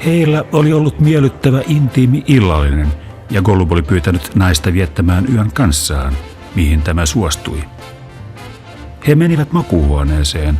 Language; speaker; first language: Finnish; native; Finnish